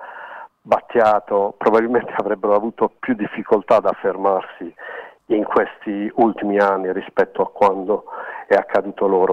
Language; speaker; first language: Italian; native; Italian